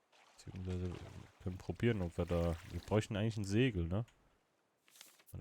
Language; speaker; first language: German; native; German